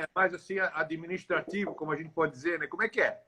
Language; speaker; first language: Portuguese; native; Portuguese